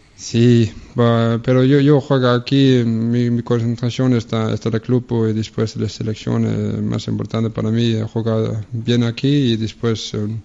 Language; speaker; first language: Spanish; non-native, learner; Danish